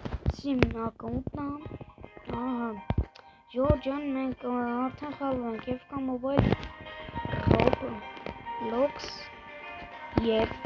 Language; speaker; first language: Armenian; native; Armenian